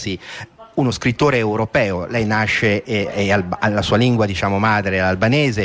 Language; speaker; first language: Italian; native; Italian